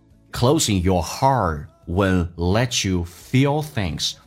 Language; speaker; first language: English; non-native, fluent; Chinese